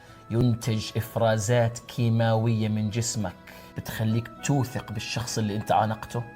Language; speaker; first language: Arabic; native; Arabic